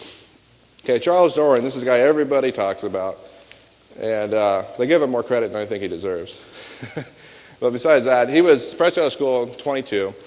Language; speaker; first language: English; native; English